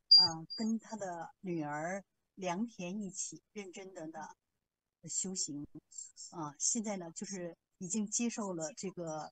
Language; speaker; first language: Chinese; native; Chinese